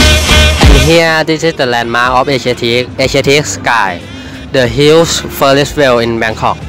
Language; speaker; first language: English; non-native, learner; Thai